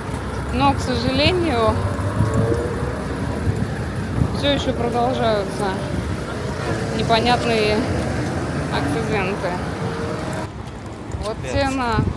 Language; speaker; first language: Russian; native; Russian